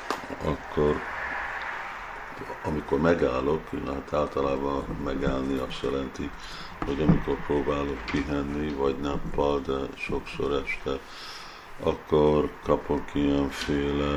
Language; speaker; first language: Hungarian; early bilingual, heritage; Hungarian